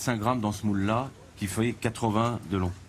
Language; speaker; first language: French; native; French